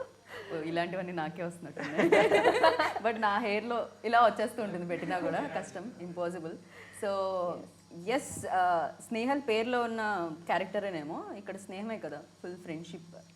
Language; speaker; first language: Telugu; native; Telugu